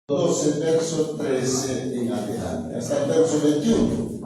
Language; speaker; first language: Spanish; native; Spanish